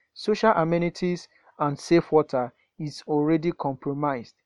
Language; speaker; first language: English; non-native, local second language; Yoruba